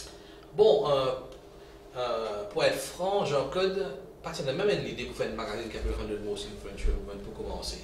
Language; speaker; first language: French; non-native, local second language; Morisyen